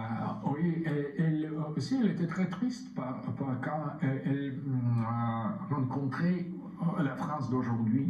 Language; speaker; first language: French; non-native, fluent; Russian